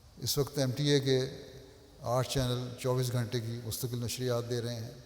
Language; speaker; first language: Urdu; native; Urdu